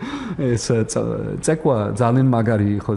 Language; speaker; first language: Georgian; non-native, learner; English